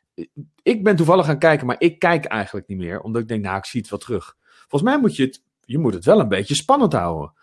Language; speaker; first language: Dutch; native; Dutch